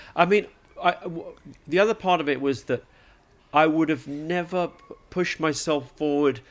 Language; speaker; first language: English; native; English